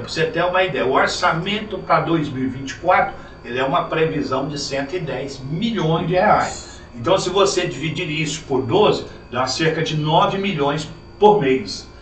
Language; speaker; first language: Portuguese; native; Portuguese